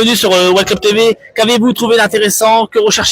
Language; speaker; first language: French; native; French